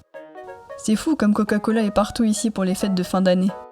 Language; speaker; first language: French; native; French